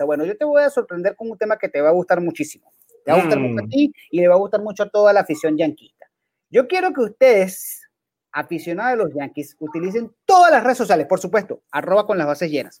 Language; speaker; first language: Spanish; native; Spanish